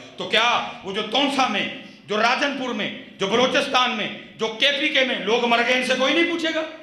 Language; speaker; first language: Urdu; non-native, local second language; Punjabi